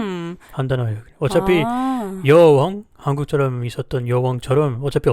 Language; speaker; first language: Korean; non-native, learner; French